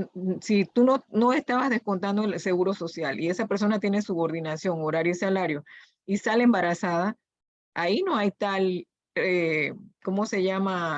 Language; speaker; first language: Spanish; native; Spanish